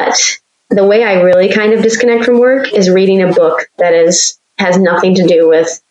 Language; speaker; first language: English; native; English